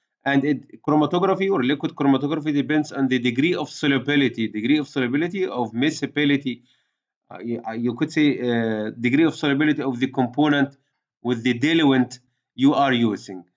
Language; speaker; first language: English; non-native, fluent; Arabic